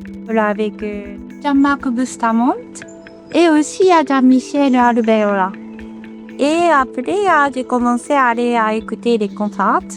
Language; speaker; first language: French; non-native, fluent; Japanese